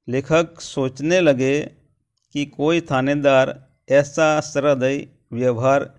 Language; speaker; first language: Hindi; non-native, local second language; Gujarati